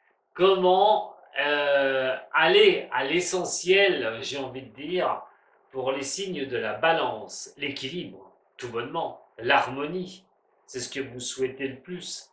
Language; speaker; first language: French; native; French